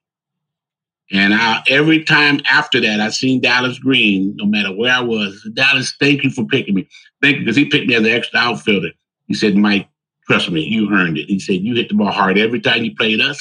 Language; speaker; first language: English; native; English